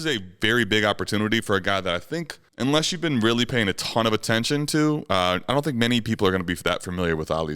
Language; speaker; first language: English; native; English